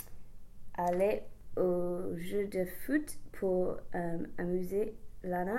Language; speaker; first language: French; non-native, learner; English